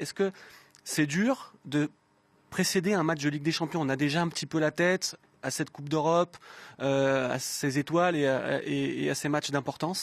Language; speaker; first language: French; native; French